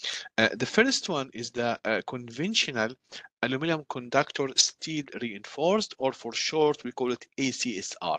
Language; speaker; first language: English; non-native, fluent; Arabic